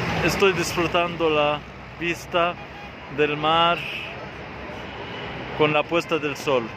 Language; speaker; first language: Spanish; non-native, fluent; Arabic